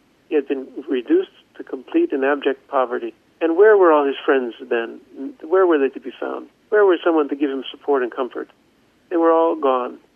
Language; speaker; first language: English; native; English